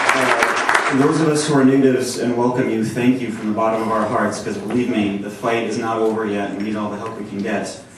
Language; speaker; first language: English; native; English